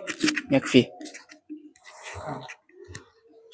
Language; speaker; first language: Arabic; non-native, learner; Indonesian